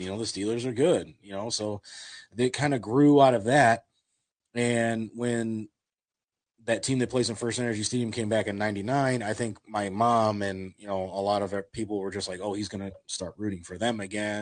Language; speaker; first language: English; native; English